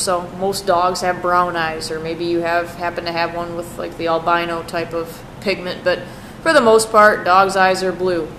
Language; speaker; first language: English; native; English